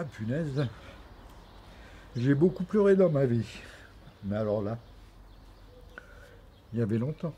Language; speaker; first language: French; native; French